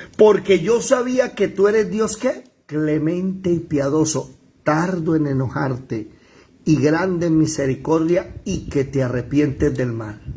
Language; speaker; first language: Spanish; native; Spanish